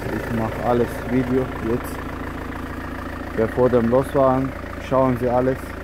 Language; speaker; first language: German; non-native, learner; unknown